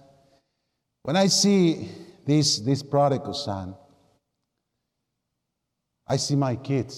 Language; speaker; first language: English; non-native, fluent; Spanish